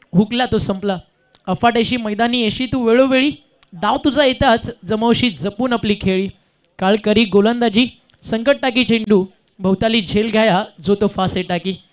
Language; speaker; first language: Marathi; native; Marathi